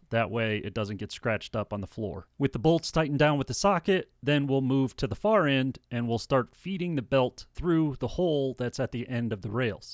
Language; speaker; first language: English; native; English